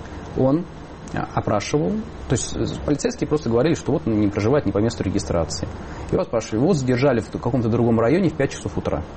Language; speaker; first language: Russian; native; Russian